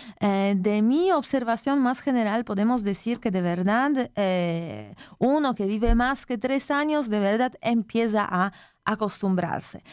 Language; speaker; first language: Spanish; non-native, fluent; Polish